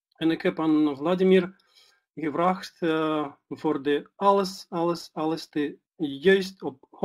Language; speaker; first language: Dutch; non-native, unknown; Russian